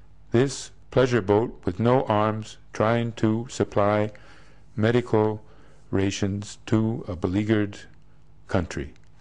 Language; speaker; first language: English; native; English